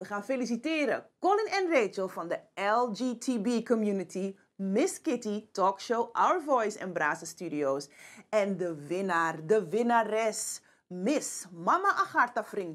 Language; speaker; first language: Dutch; native; Dutch